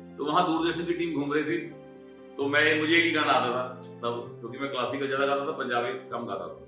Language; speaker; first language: Hindi; non-native, local second language; Punjabi